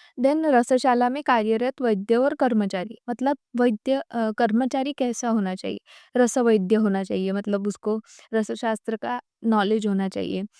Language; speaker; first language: Hindi; non-native, local second language; Marathi